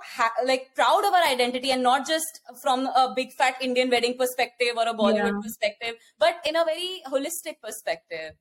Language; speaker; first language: English; non-native, local second language; Hindi